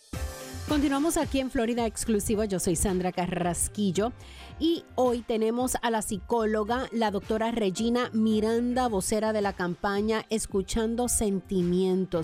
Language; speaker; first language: Spanish; native; Spanish